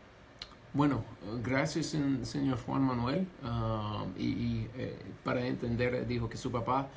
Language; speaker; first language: Spanish; non-native, fluent; English